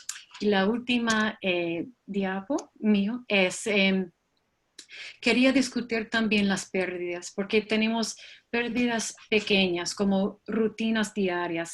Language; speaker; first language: Spanish; non-native, fluent; English